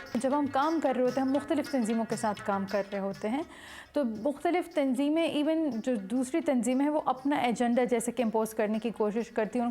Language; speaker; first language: Urdu; non-native, local second language; Pashto